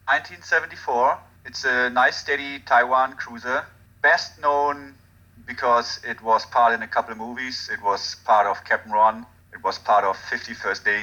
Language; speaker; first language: English; non-native, fluent; German